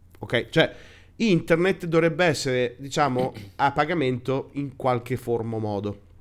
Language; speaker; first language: Italian; native; Italian